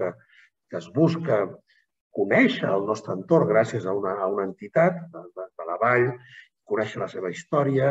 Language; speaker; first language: Catalan; native; Catalan